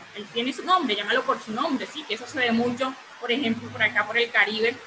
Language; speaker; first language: Spanish; native; Spanish